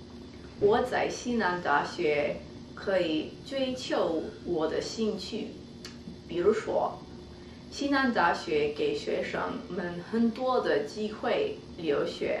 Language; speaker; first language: Chinese; non-native, learner; English